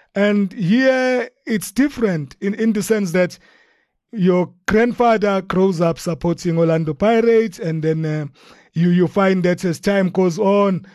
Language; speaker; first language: English; non-native, local second language; Zulu